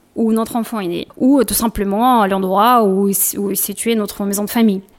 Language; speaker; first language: French; non-native, fluent; Russian